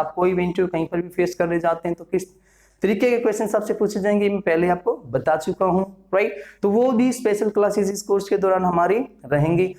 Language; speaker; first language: Hindi; native; Hindi